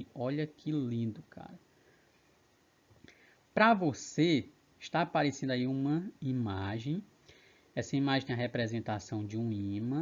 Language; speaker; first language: Portuguese; native; Portuguese